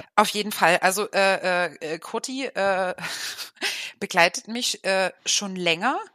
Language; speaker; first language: German; native; German